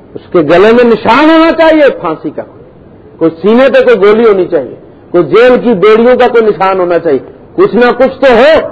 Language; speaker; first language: Urdu; native; Urdu